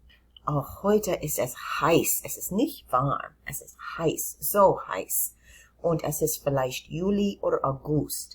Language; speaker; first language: German; non-native, fluent; English